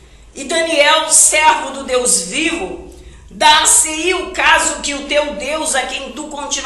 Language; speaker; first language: Portuguese; native; Portuguese